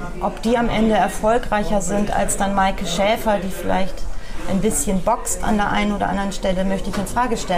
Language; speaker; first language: German; native; German